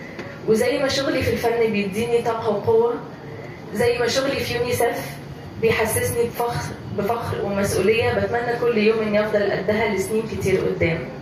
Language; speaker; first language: Arabic; native; Arabic